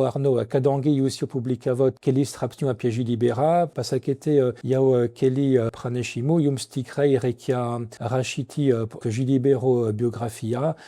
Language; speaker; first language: Lithuanian; non-native, fluent; French